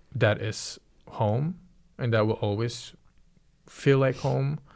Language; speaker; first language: English; early bilingual, other home language; Filipino